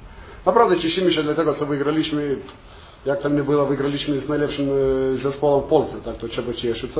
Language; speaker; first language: Polish; non-native, fluent; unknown